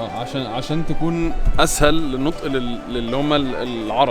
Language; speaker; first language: Arabic; native; Arabic